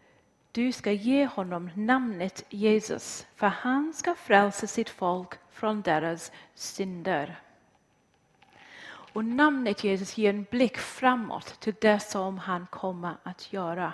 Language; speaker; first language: Swedish; non-native, fluent; English